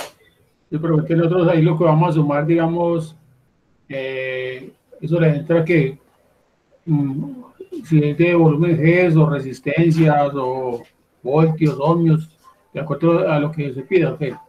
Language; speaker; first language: Spanish; native; Spanish